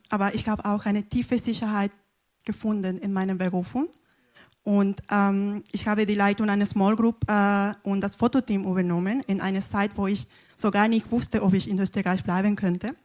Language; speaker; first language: German; non-native, fluent; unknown